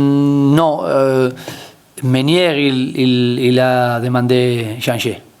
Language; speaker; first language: French; non-native, learner; Spanish